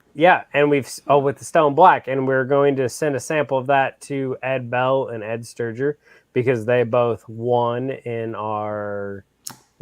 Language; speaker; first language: English; native; English